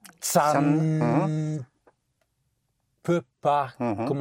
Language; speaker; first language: French; non-native, learner; English